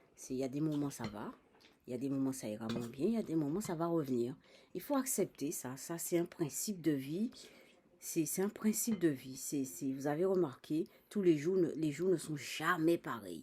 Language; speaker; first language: French; native; French